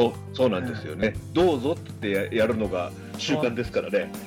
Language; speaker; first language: Japanese; native; Japanese